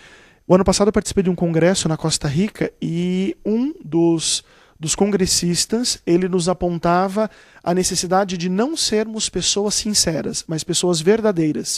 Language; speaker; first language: Portuguese; native; Portuguese